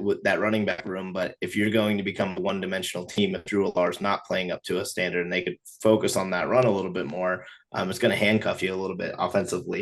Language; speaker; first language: English; native; English